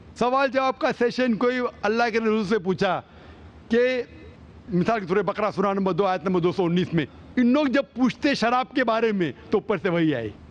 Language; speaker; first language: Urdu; non-native, local second language; Konkani